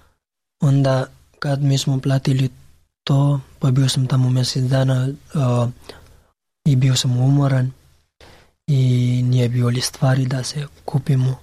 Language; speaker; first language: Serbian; non-native, learner; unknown